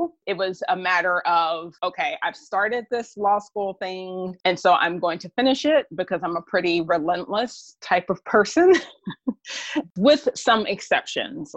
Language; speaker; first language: English; native; English